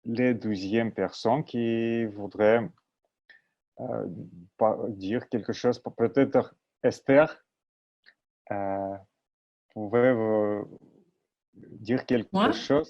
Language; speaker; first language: French; non-native, learner; Russian